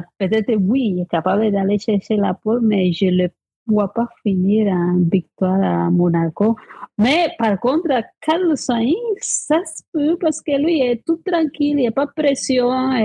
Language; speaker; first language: French; non-native, fluent; Spanish